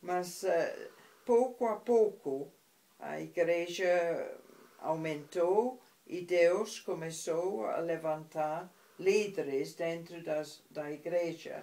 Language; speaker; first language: Portuguese; non-native, fluent; English